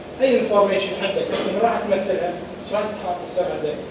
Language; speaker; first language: Arabic; native; Arabic